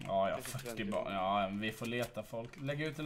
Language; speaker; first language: Swedish; native; Swedish